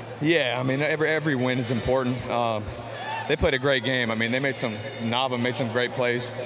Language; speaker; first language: English; native; English